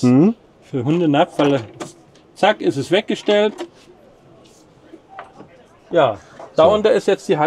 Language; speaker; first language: German; native; German